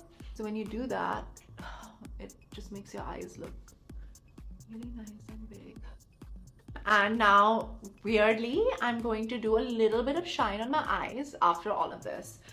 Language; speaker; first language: English; non-native, local second language; Hindi